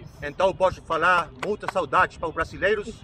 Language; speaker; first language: Portuguese; non-native, learner; Spanish